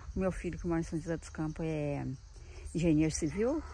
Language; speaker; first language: Portuguese; native; Portuguese